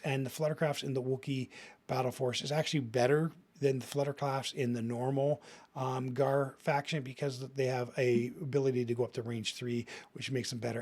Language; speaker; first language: English; native; English